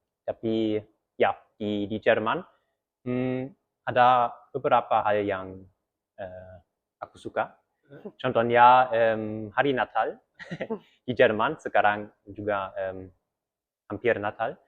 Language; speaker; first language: Indonesian; early bilingual, heritage; German